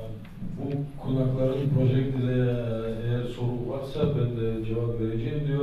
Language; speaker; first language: Turkish; non-native, learner; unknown